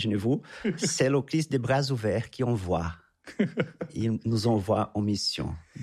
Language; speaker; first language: French; non-native, fluent; Portuguese